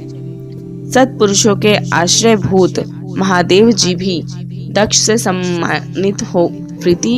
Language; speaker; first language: Hindi; native; Hindi